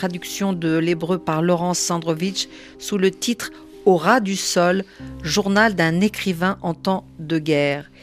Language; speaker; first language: French; native; French